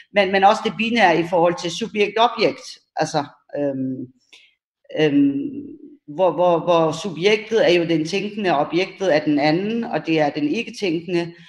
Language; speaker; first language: Danish; early bilingual, other home language; Persian